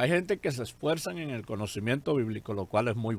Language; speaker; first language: Spanish; native; Spanish